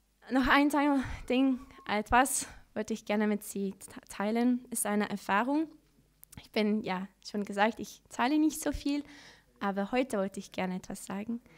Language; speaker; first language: German; non-native, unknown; Dutch